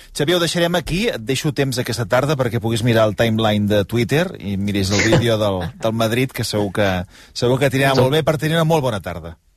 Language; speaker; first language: Catalan; native; Catalan